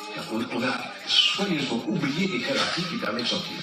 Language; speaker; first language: French; native; French